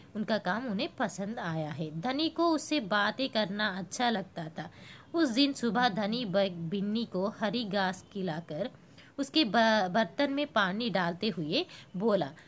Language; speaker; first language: Hindi; non-native, local second language; Telugu